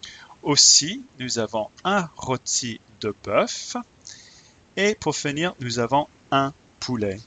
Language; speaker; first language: French; non-native, fluent; English